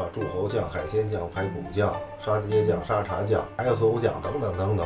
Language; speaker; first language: Chinese; native; Chinese